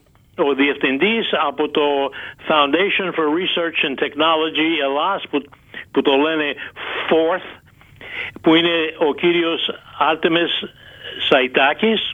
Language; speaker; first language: Greek; early bilingual, heritage; Greek